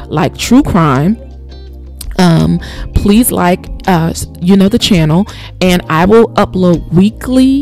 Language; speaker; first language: English; native; English